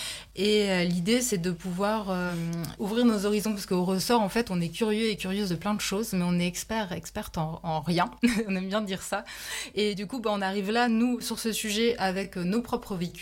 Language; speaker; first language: French; native; French